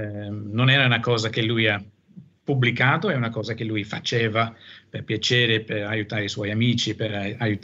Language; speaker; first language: Italian; non-native, fluent; English